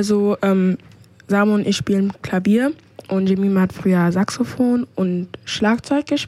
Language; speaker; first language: German; early bilingual, other home language; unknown